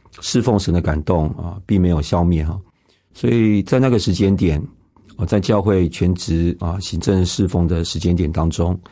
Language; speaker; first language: Chinese; non-native, local second language; Hakka Chinese